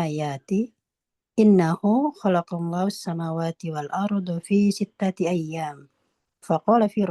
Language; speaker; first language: Arabic; non-native, learner; Indonesian